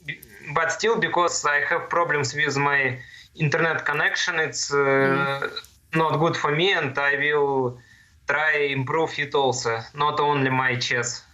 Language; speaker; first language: English; non-native, learner; Russian